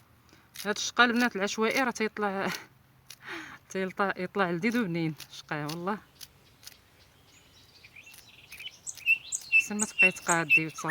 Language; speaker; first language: Arabic; native; Arabic